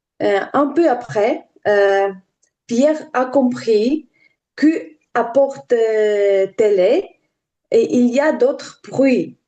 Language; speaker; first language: French; non-native, learner; Ukrainian